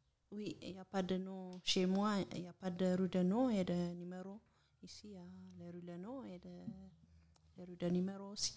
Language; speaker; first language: French; non-native, learner; Amharic